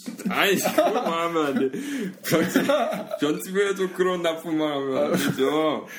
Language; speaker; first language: Korean; non-native, fluent; English